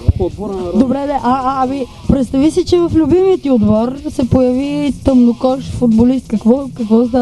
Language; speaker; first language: Bulgarian; native; Bulgarian